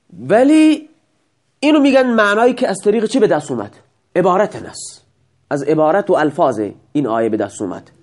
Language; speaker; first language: Persian; non-native, local second language; Baluchi